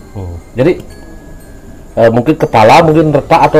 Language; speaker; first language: Indonesian; native; Indonesian